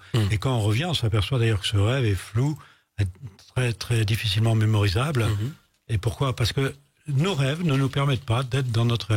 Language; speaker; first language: French; native; French